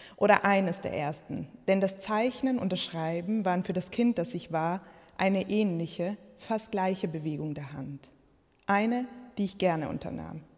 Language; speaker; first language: German; early bilingual, other home language; Croatian